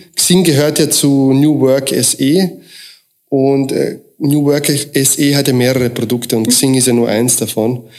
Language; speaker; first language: German; early bilingual, other home language; Croatian